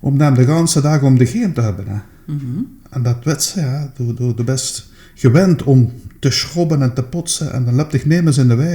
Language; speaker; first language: Dutch; native; Dutch